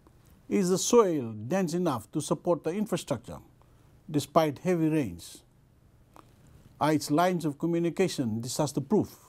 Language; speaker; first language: English; non-native, local second language; Fijian